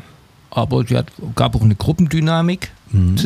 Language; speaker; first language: German; native; German